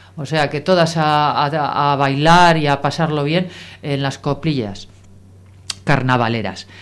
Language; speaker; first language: Spanish; native; Spanish